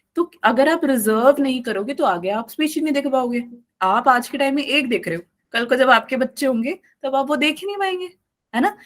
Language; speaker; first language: Hindi; non-native, local second language; Malayalam